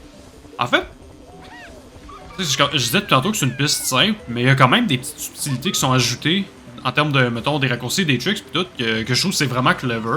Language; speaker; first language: French; native; French